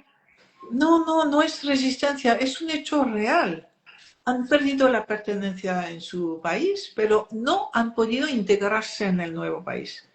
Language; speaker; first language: Spanish; non-native, fluent; French